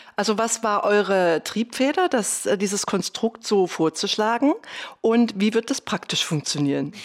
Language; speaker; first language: German; native; German